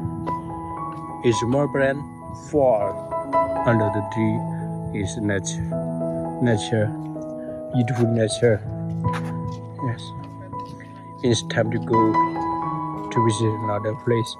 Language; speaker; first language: English; non-native, learner; Khmer